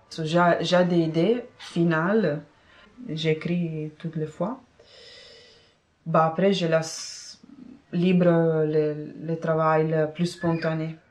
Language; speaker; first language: French; non-native, fluent; Italian